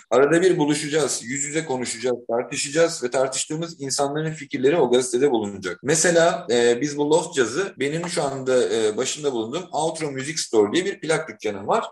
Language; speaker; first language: Turkish; native; Turkish